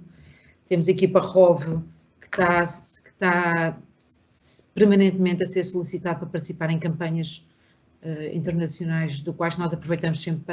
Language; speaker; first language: Portuguese; native; Portuguese